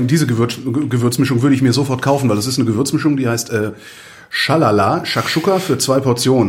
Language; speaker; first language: German; native; German